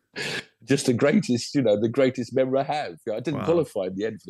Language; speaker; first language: English; native; English